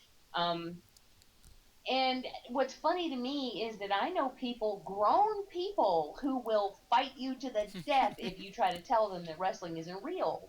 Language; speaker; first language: English; native; English